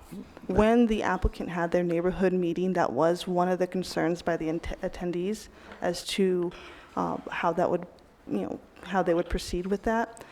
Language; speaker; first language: English; native; English